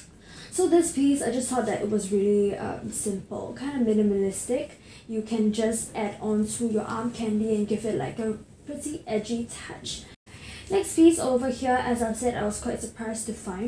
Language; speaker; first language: English; native; English